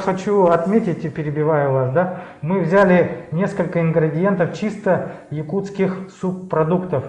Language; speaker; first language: Russian; native; Russian